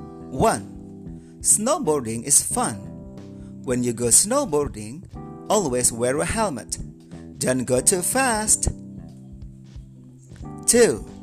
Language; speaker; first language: English; non-native, fluent; Indonesian